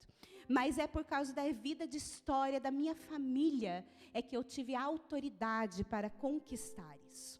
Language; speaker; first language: Portuguese; native; Portuguese